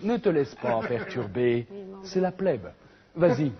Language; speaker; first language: French; native; French